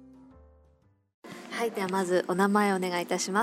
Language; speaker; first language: Japanese; native; Japanese